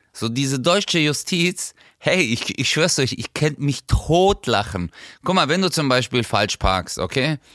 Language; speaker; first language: German; early bilingual, other home language; Turkish